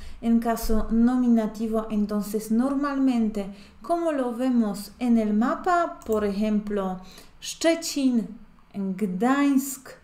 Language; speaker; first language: Spanish; non-native, fluent; Polish